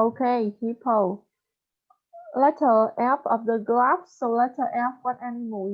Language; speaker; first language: English; non-native, fluent; Vietnamese